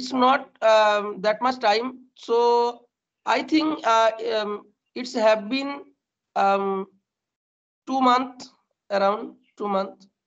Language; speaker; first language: English; non-native, learner; Bangla